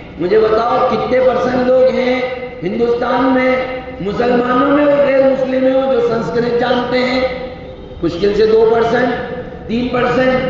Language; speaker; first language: Urdu; native; Urdu